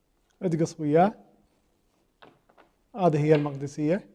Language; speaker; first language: Arabic; native; Arabic